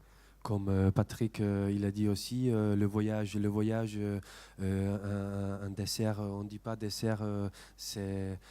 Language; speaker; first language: French; non-native, fluent; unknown